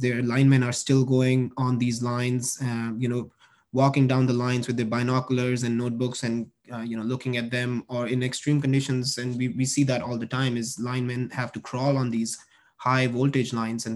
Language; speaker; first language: English; non-native, local second language; Hindi